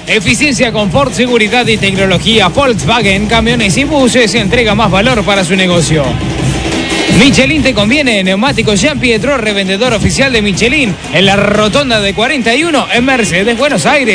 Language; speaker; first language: Spanish; native; Spanish